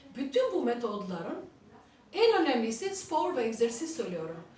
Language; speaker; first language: Turkish; non-native, fluent; Albanian